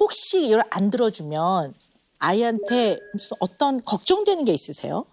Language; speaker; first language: Korean; native; Korean